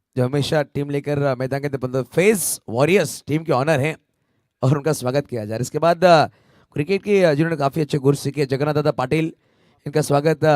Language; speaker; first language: Hindi; non-native, local second language; Marathi